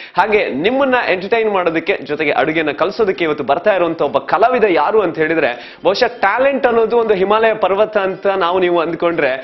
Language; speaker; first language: Kannada; native; Kannada